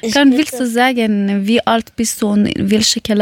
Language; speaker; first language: German; non-native, fluent; Persian